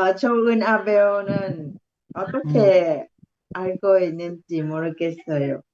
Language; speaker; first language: Korean; non-native, learner; Japanese